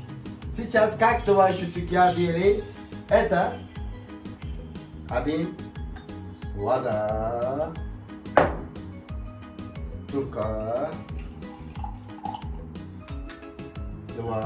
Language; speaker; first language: Russian; non-native, learner; Turkish